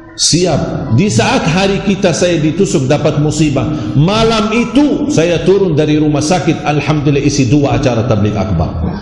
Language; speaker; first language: Malay; non-native, fluent; Arabic